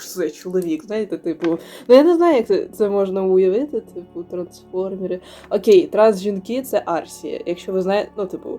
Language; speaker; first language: Ukrainian; non-native, local second language; Russian